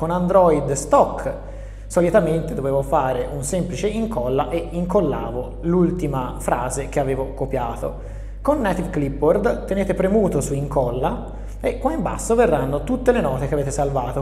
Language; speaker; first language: Italian; native; Italian